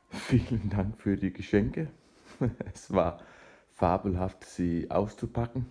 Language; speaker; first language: German; non-native, fluent; Danish